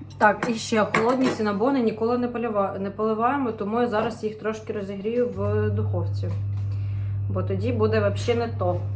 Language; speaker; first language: Ukrainian; non-native, local second language; Russian